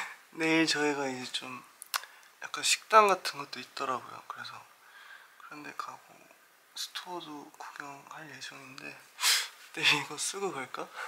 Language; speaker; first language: Korean; early bilingual, heritage; Korean